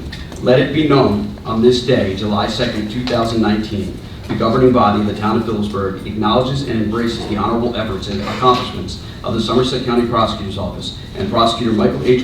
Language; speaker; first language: English; native; English